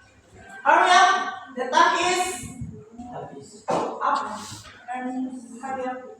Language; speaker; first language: English; non-native, learner; Indonesian